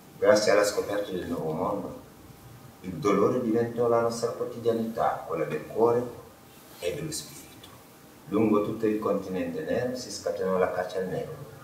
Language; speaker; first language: Italian; non-native, fluent; Wolof